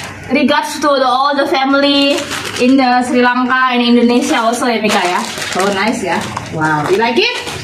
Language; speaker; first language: English; non-native, learner; Indonesian